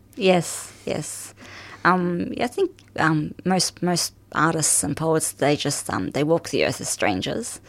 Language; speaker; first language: English; early bilingual, other home language; Arabic